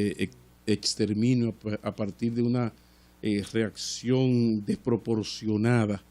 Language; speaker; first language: Spanish; native; Spanish